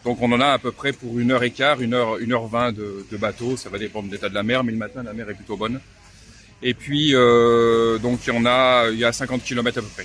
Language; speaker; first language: French; native; French